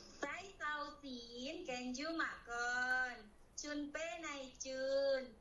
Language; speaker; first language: Cantonese; non-native, learner; Indonesian